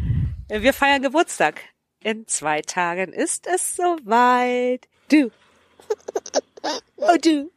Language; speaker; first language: German; native; German